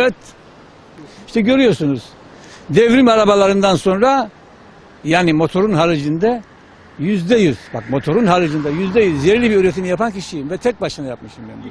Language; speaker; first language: Turkish; native; Turkish